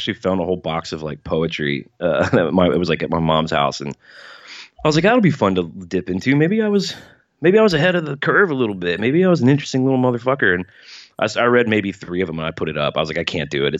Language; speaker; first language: English; native; English